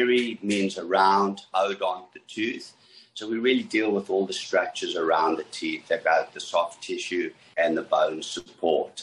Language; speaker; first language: English; native; English